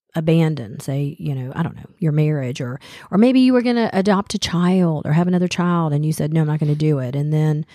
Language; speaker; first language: English; native; English